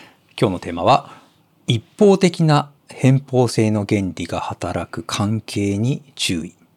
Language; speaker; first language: Japanese; native; Japanese